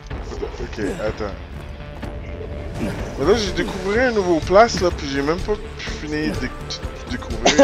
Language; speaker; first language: French; native; French